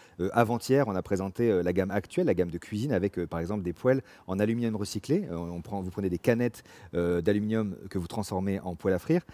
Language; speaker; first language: French; native; French